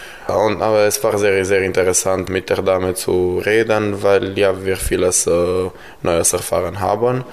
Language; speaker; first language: German; non-native, local second language; Romanian